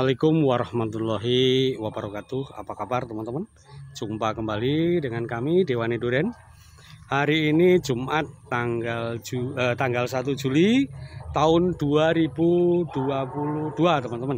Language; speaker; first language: Indonesian; native; Indonesian